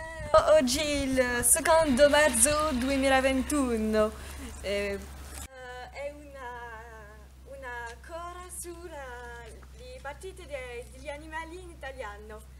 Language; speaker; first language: Italian; non-native, learner; French